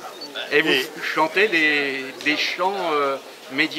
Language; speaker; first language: French; native; French